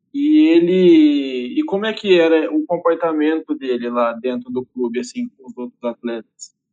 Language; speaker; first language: Portuguese; native; Portuguese